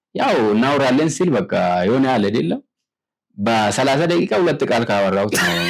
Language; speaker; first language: Amharic; non-native, local second language; Oromo